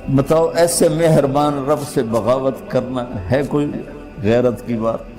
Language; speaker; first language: Urdu; non-native, local second language; Punjabi